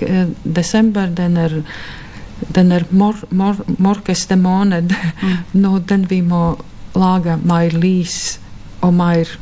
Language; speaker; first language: Norwegian; non-native, fluent; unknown